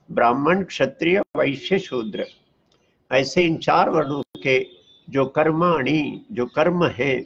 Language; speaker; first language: Hindi; non-native, local second language; Tamil